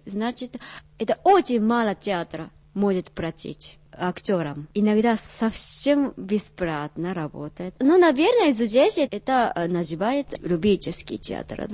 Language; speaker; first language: Russian; non-native, learner; Japanese